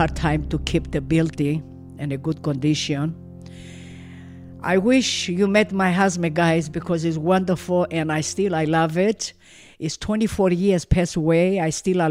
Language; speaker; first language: English; non-native, learner; Greek